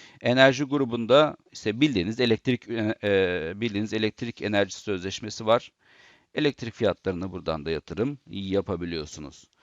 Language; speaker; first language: Turkish; native; Turkish